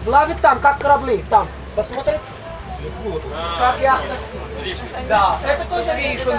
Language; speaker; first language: Russian; non-native, learner; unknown